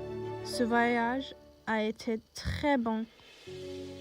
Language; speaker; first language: French; non-native, learner; Norwegian